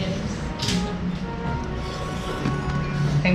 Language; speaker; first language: English; non-native, learner; Spanish